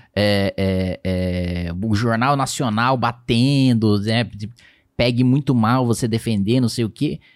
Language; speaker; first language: Portuguese; native; Portuguese